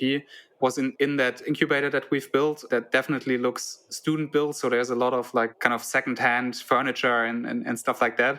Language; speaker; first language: English; non-native, fluent; German